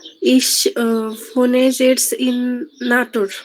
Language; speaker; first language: German; non-native, learner; Bangla